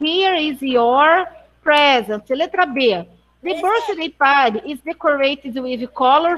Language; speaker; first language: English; non-native, fluent; Portuguese